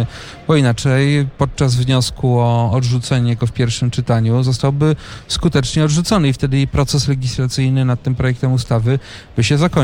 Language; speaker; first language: Polish; native; Polish